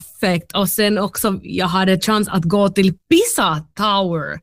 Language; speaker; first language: Swedish; non-native, learner; Finnish